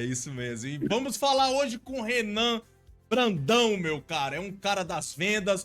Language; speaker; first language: Portuguese; native; Portuguese